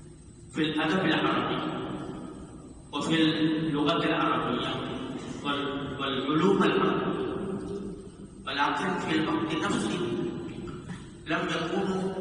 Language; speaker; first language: Arabic; non-native, fluent; Urdu